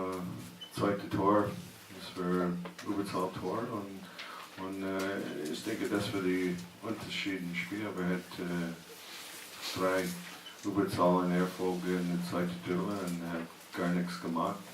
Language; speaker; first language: German; non-native, learner; English